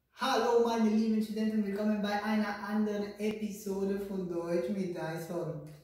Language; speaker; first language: German; non-native, fluent; Spanish